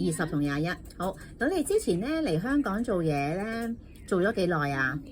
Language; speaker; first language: Cantonese; native; Cantonese